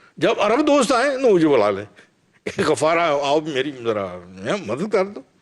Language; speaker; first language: Urdu; non-native, local second language; Punjabi